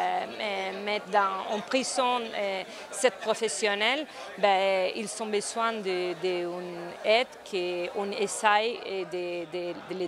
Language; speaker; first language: French; non-native, fluent; Spanish